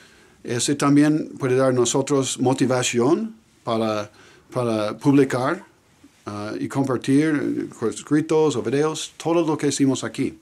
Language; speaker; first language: Spanish; non-native, fluent; English